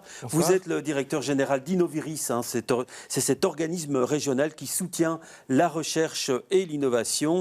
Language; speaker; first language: French; native; French